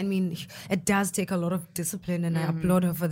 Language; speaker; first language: English; non-native, local second language; Xhosa